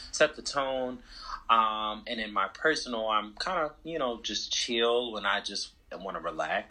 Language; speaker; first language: English; native; English